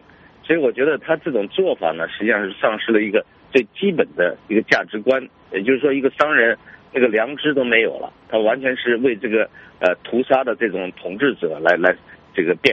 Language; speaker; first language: Chinese; native; Chinese